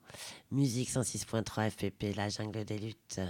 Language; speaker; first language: French; native; French